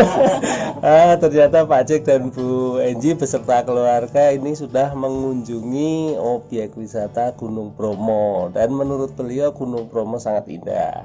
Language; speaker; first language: Indonesian; native; Indonesian